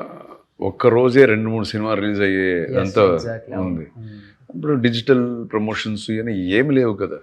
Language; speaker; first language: Telugu; native; Telugu